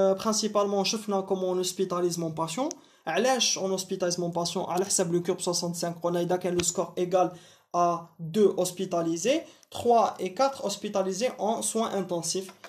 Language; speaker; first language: French; non-native, local second language; Arabic